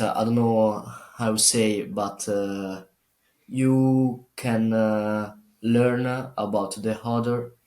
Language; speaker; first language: English; non-native, learner; Italian